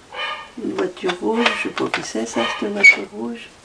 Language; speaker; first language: French; native; French